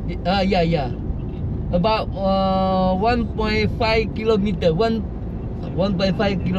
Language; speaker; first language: English; non-native, local second language; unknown